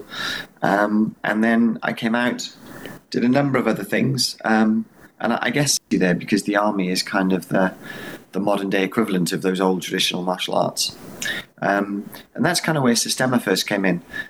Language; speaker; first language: English; native; English